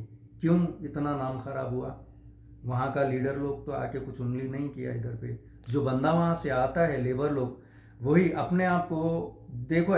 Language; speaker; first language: Hindi; native; Hindi